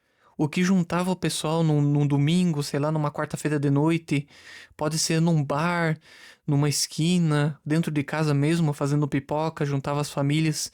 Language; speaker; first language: Portuguese; native; Portuguese